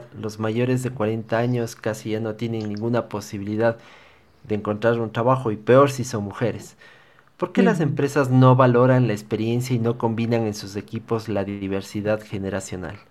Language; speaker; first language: Spanish; native; Spanish